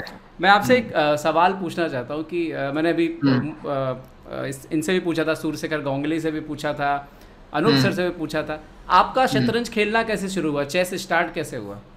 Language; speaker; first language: Hindi; native; Hindi